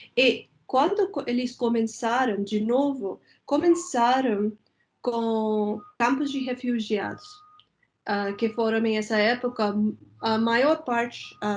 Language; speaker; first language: Portuguese; non-native, fluent; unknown